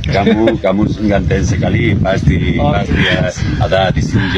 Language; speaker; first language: Indonesian; non-native, learner; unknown